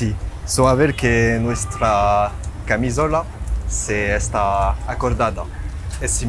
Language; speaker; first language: Spanish; non-native, learner; French